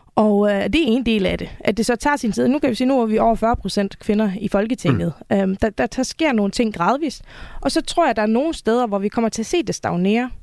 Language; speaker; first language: Danish; non-native, local second language; Faroese